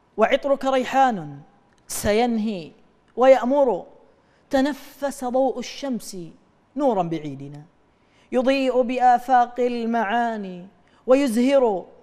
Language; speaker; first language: Arabic; native; Arabic